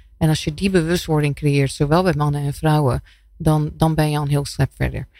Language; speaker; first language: Dutch; non-native, fluent; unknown